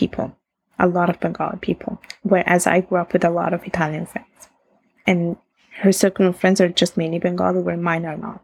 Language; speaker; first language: English; non-native, fluent; Italian